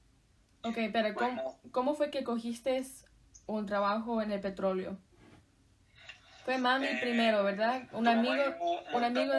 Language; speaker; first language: Spanish; early bilingual, heritage; Spanish